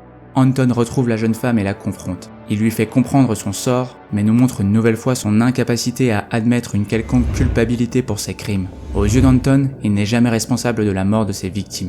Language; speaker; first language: French; native; French